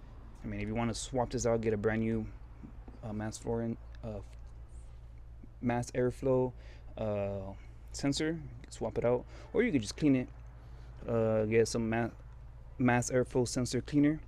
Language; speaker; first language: English; native; English